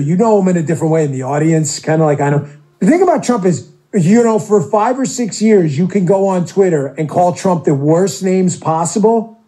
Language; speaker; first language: English; native; English